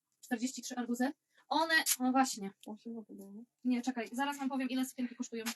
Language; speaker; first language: Polish; native; Polish